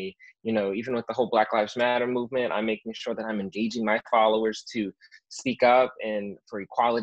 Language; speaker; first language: English; native; English